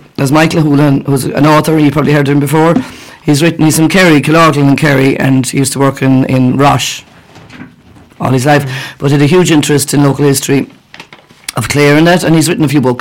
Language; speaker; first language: English; native; English